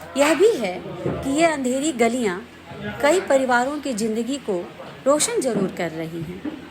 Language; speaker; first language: Hindi; native; Hindi